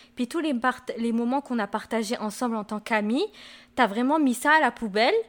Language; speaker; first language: French; native; French